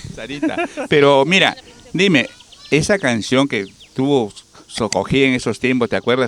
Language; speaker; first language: Spanish; native; Spanish